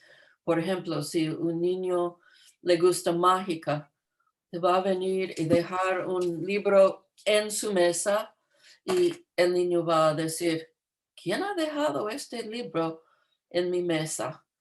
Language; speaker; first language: Spanish; non-native, fluent; English